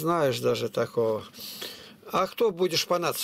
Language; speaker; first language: Russian; native; Russian